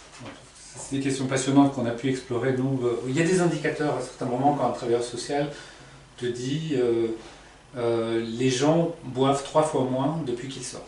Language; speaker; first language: French; native; French